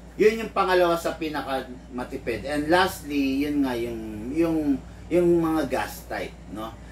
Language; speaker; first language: Filipino; native; Filipino